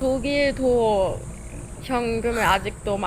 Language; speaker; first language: Korean; non-native, fluent; German